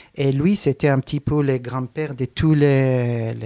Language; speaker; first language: French; non-native, fluent; Hebrew